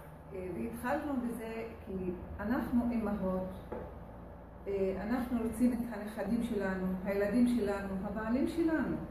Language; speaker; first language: Hebrew; non-native, local second language; Arabic